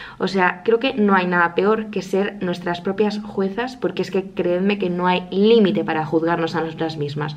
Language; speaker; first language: Spanish; native; Spanish